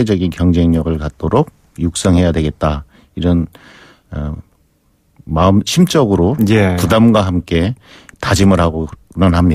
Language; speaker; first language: Korean; native; Korean